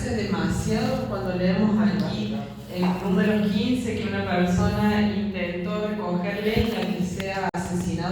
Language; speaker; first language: Spanish; native; Spanish